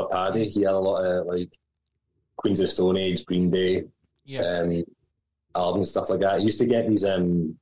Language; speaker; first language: English; native; English